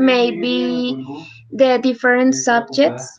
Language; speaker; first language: English; non-native, learner; Spanish